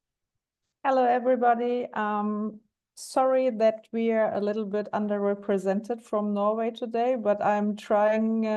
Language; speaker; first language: English; non-native, fluent; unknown